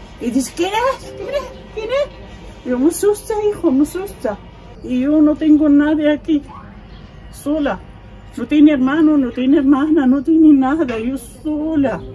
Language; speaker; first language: Spanish; non-native, learner; Arabic